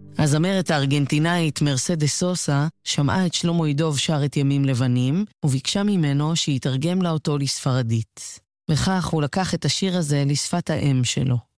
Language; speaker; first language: Hebrew; native; Hebrew